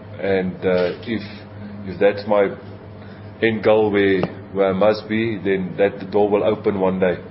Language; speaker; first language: English; non-native, local second language; Afrikaans